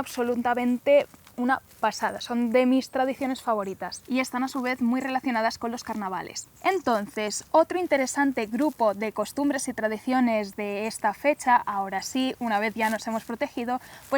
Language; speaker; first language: Spanish; native; Spanish